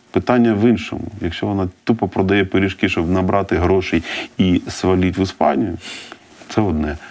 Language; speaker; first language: Ukrainian; non-native, local second language; Russian